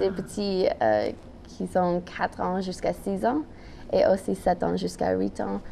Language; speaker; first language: French; non-native, local second language; English